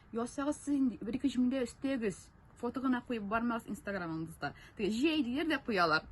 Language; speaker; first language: Tatar; non-native, local second language; Russian